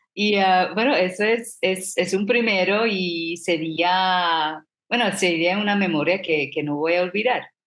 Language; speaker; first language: Spanish; non-native, fluent; English